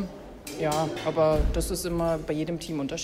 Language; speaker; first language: German; native; German